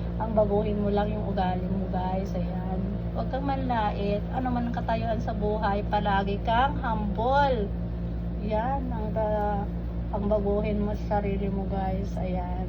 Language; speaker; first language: Filipino; non-native, local second language; Iloko